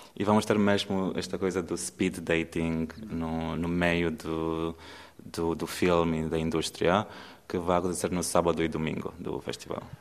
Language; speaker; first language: Portuguese; non-native, fluent; Romanian